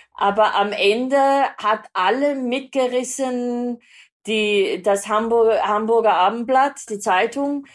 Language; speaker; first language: German; non-native, fluent; English